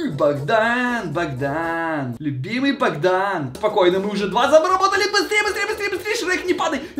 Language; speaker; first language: Russian; native; Russian